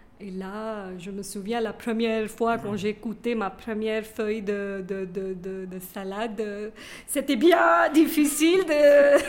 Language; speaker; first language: French; non-native, fluent; Kannada